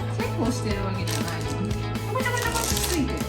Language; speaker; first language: Japanese; native; Japanese